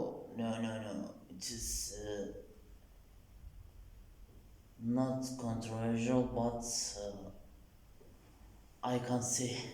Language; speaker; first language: English; non-native, learner; Turkish